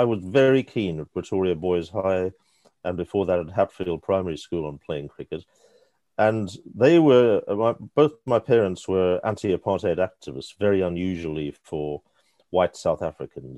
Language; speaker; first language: English; native; English